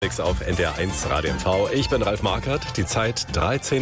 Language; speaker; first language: German; native; German